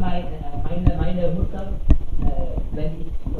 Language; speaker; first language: German; non-native, learner; Hindi